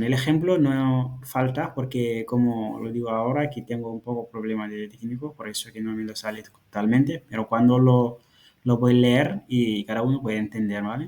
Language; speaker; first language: Spanish; non-native, fluent; Fula